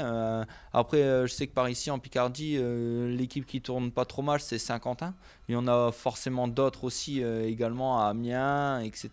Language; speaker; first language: French; native; French